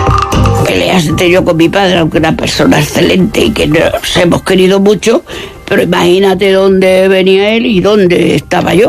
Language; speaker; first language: Spanish; native; Spanish